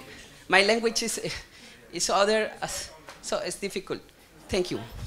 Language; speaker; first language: English; non-native, learner; Spanish